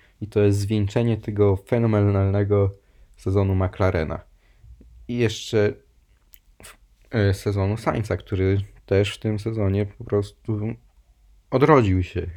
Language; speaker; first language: Polish; native; Polish